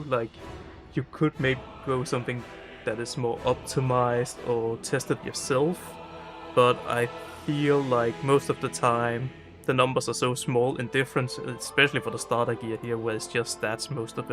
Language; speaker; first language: English; non-native, fluent; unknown